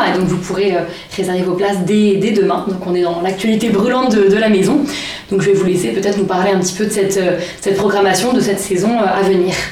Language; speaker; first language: French; native; French